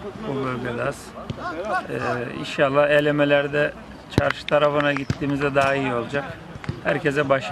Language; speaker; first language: Turkish; native; Turkish